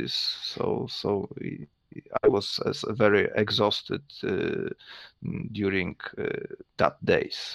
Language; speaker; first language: English; non-native, learner; Polish